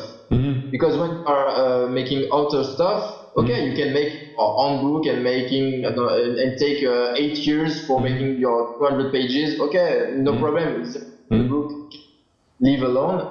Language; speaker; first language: English; non-native, learner; French